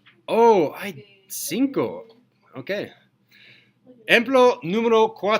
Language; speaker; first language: Spanish; non-native, learner; English